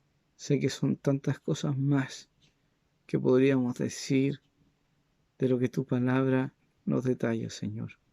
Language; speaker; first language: Spanish; native; Spanish